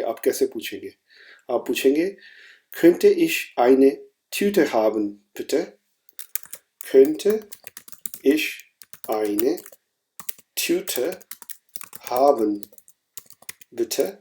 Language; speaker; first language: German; non-native, fluent; Urdu